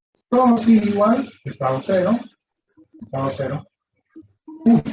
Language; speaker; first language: Spanish; native; Spanish